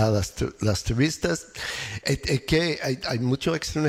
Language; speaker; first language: Spanish; non-native, learner; English